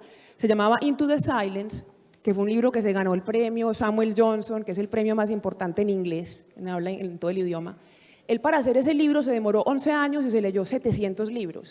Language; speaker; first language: Spanish; native; Spanish